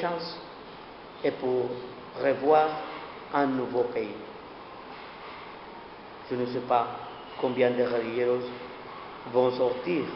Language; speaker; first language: French; non-native, learner; Spanish